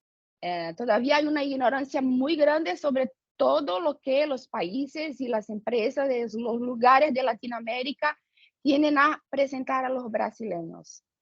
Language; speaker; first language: Spanish; non-native, fluent; Portuguese